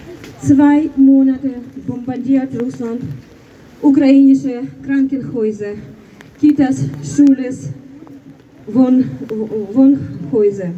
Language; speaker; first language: German; non-native, fluent; Ukrainian